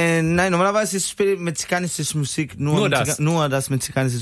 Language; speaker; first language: German; non-native, learner; Spanish